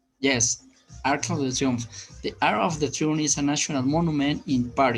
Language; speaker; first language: English; non-native, learner; Spanish